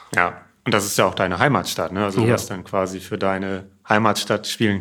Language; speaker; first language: German; native; German